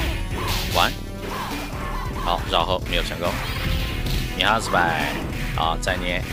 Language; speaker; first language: Chinese; native; Chinese